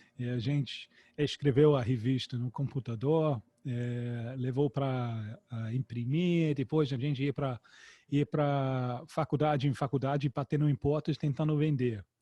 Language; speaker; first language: Portuguese; non-native, fluent; English